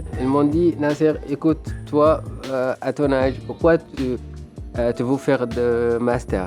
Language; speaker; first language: French; non-native, fluent; Arabic